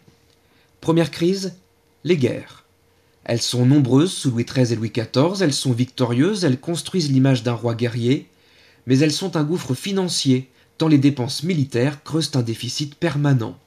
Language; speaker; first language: French; native; French